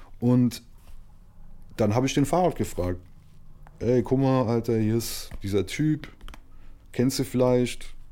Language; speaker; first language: German; native; German